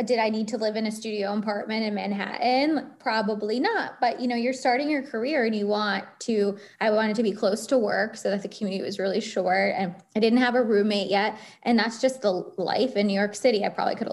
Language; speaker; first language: English; native; English